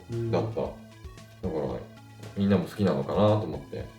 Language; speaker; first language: Japanese; native; Japanese